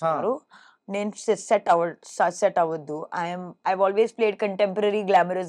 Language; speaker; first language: Telugu; non-native, learner; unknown